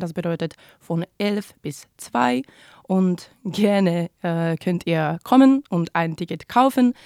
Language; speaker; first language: German; non-native, fluent; Czech